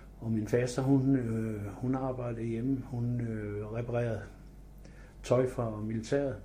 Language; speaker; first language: Danish; native; Danish